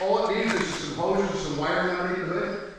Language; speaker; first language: English; native; English